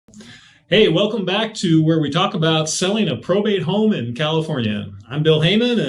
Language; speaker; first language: English; native; English